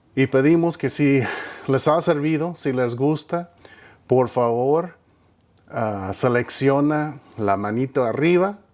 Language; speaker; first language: Spanish; non-native, fluent; English